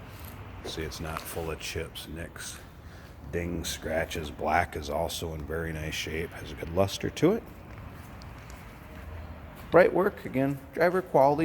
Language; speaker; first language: English; native; English